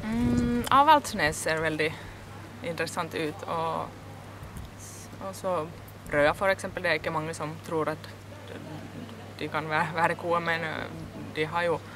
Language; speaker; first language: Norwegian; non-native, fluent; Finnish